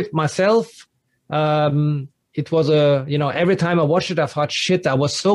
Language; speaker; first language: English; non-native, fluent; German